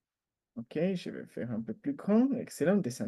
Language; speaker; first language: French; non-native, fluent; Spanish